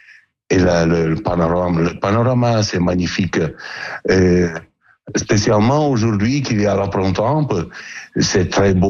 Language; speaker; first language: French; non-native, learner; Italian